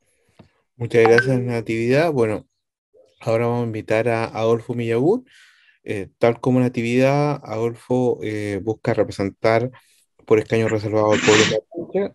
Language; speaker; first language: Spanish; native; Spanish